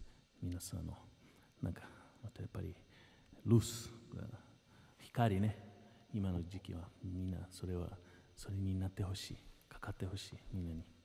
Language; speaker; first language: Japanese; non-native, fluent; Portuguese